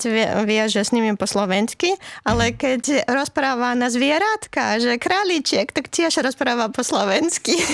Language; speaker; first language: Slovak; non-native, fluent; Latvian